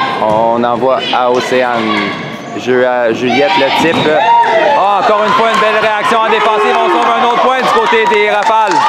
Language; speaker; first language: French; native; French